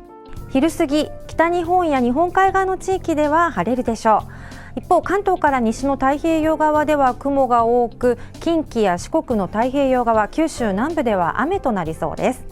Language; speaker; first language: Japanese; native; Japanese